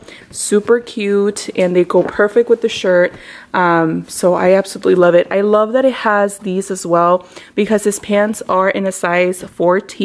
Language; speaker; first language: English; early bilingual, other home language; Spanish